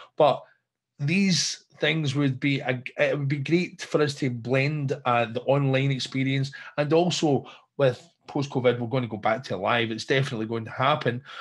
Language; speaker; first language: English; native; English